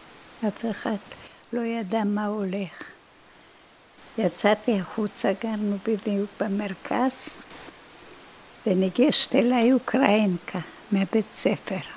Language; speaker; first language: Hebrew; non-native, fluent; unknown